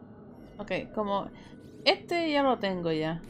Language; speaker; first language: Spanish; early bilingual, heritage; Spanish